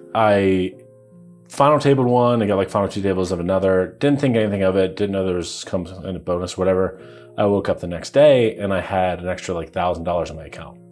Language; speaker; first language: English; native; English